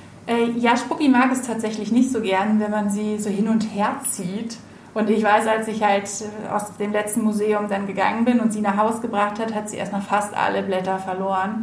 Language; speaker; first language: German; native; German